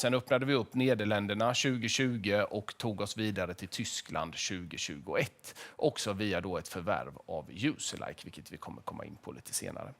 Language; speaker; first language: Swedish; native; Swedish